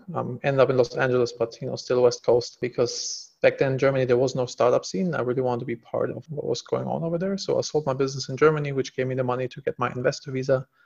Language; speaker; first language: English; non-native, fluent; German